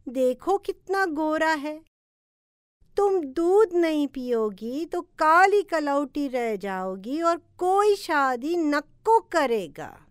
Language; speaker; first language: Urdu; native; Urdu